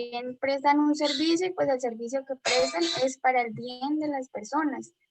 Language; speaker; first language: Spanish; native; Spanish